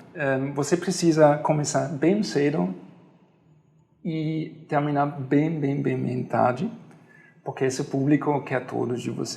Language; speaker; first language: Portuguese; non-native, fluent; German